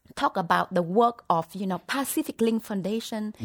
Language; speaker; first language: English; non-native, fluent; Vietnamese